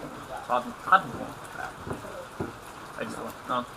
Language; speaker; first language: Danish; native; Danish